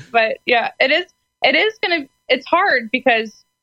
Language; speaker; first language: English; native; English